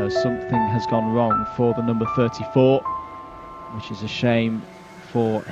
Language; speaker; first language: English; native; English